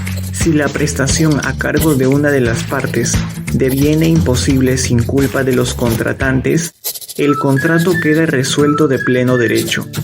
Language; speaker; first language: Spanish; native; Spanish